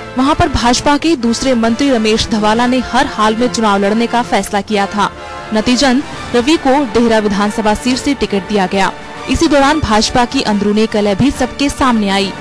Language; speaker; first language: Hindi; native; Hindi